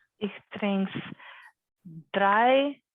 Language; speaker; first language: German; non-native, learner; English